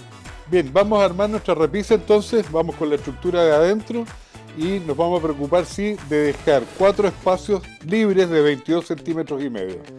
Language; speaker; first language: Spanish; native; Spanish